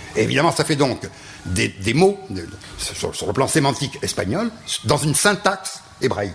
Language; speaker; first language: French; non-native, local second language; Ladino